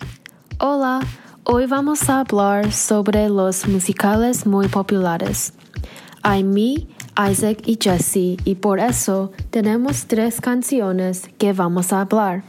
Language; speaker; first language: Spanish; non-native, learner; English